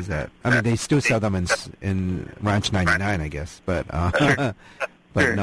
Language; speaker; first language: English; non-native, local second language; Cantonese